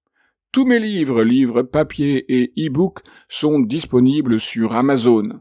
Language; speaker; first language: French; native; French